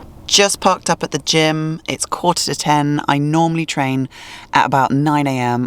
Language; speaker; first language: English; native; English